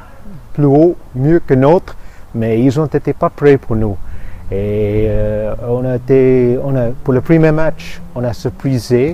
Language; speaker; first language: French; non-native, fluent; English